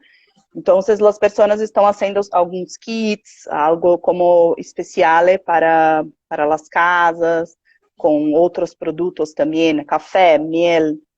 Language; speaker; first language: Spanish; non-native, learner; Portuguese